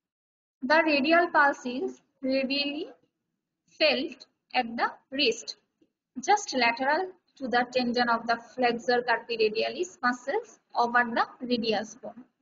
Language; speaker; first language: English; non-native, local second language; Bangla